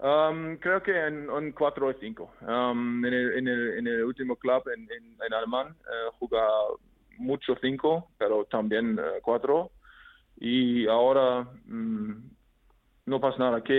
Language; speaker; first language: Spanish; non-native, learner; German